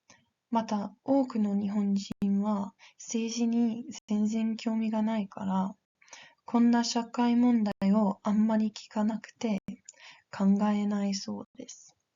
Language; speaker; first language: Japanese; non-native, learner; English